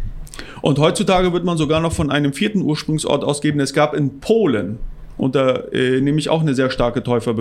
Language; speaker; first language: German; non-native, local second language; Plautdietsch